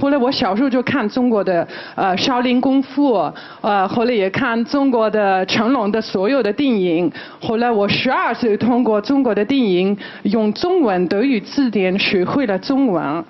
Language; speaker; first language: Chinese; non-native, fluent; German